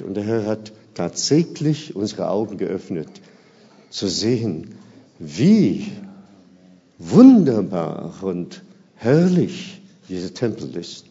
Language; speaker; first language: German; non-native, fluent; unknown